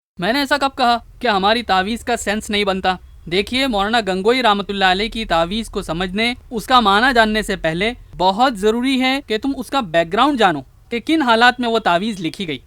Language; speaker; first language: Urdu; native; Urdu